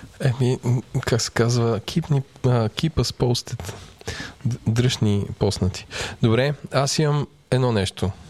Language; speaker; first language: Bulgarian; native; Bulgarian